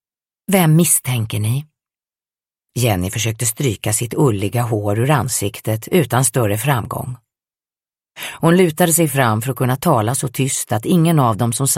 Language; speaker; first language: Swedish; native; Swedish